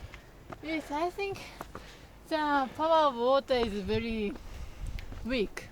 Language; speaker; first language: English; non-native, learner; Japanese